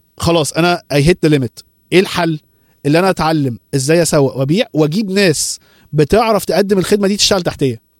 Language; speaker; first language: Arabic; early bilingual, heritage; Arabic